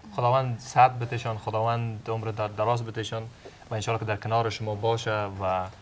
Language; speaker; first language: Persian; native; Persian